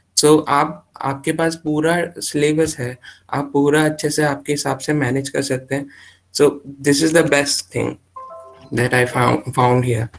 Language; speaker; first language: Hindi; native; Hindi